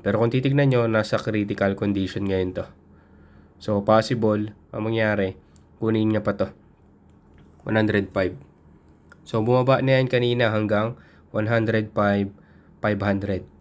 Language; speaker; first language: Filipino; native; Filipino